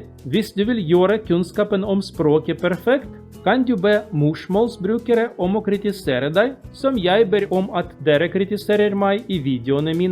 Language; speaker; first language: Norwegian; non-native, learner; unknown